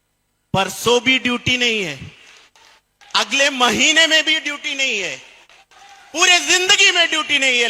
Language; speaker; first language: Hindi; non-native, local second language; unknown